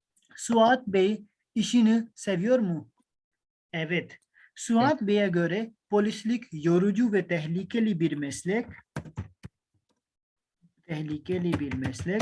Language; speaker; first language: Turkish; non-native, fluent; Urdu